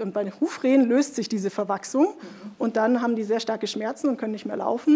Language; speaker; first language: German; native; German